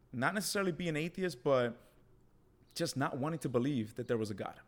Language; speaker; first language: English; early bilingual, other home language; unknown